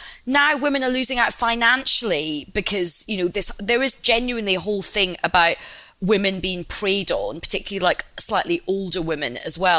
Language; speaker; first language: English; native; English